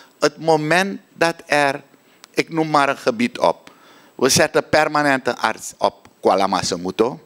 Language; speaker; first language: Dutch; native; Dutch